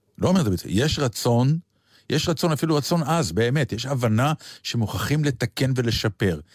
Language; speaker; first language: Hebrew; native; Hebrew